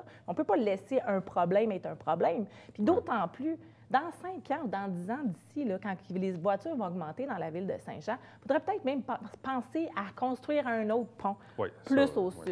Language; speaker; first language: French; native; French